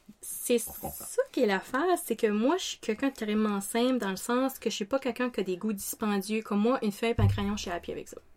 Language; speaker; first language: French; native; French